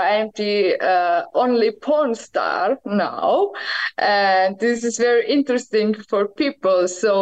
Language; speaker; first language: English; non-native, learner; Croatian